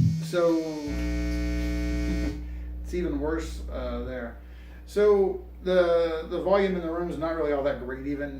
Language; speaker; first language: English; native; English